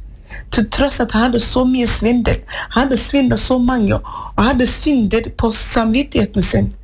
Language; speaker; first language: Norwegian; non-native, fluent; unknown